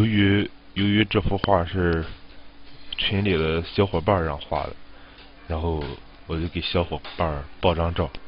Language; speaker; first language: Chinese; native; Chinese